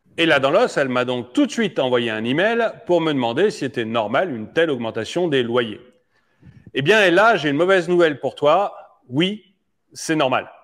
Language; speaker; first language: French; native; French